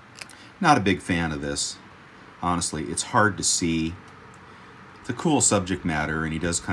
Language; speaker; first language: English; native; English